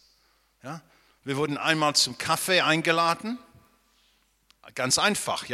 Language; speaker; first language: German; non-native, fluent; English